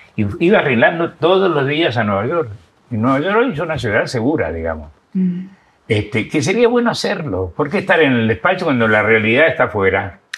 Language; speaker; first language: Spanish; native; Spanish